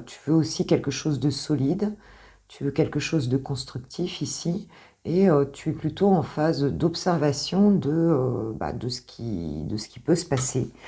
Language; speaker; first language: French; native; French